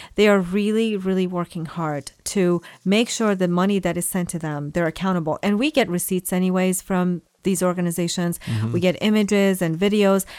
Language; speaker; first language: English; non-native, fluent; Persian